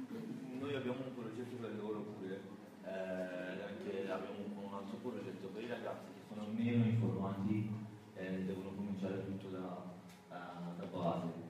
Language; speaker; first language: Italian; non-native, learner; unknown